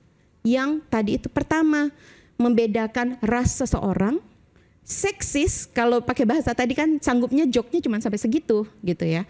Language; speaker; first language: Indonesian; native; Indonesian